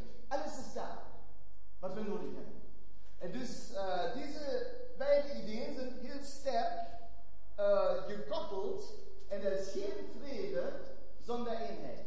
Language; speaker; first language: Dutch; non-native, fluent; German